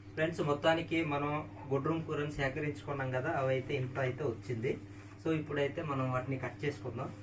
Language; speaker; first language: Telugu; non-native, local second language; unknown